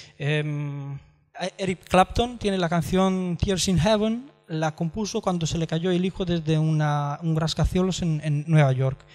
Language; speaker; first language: Spanish; non-native, fluent; Romanian